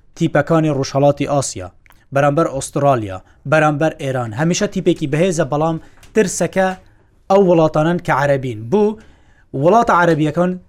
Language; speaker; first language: Central Kurdish; non-native, local second language; Kurdish